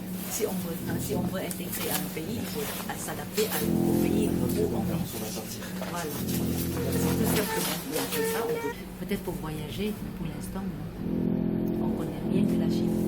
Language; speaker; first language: French; early bilingual, other home language; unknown